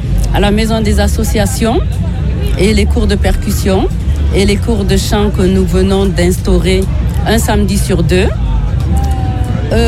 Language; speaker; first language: French; native; French